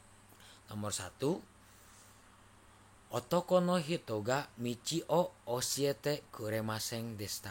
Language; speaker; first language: Japanese; non-native, fluent; Indonesian